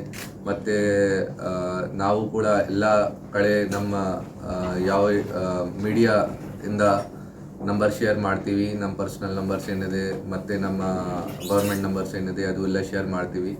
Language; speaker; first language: Kannada; non-native, fluent; Hindi